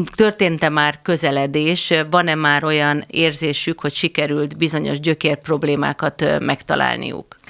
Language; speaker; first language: Hungarian; native; Hungarian